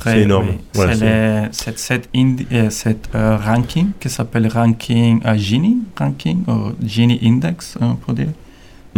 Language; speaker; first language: French; non-native, learner; Spanish